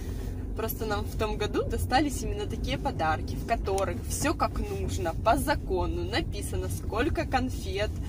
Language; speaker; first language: Russian; native; Russian